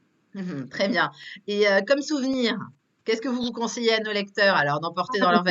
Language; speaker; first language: French; native; French